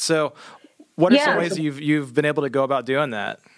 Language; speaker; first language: English; native; English